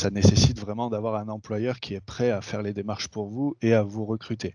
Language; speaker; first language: French; native; French